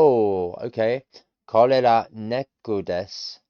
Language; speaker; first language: Japanese; non-native, learner; English